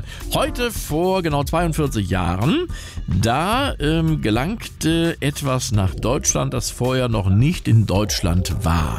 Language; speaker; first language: German; native; German